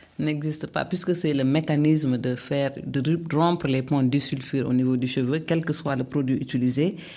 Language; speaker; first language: French; non-native, local second language; Wolof